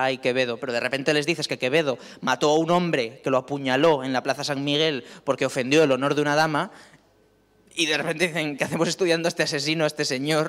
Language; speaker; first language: Spanish; native; Spanish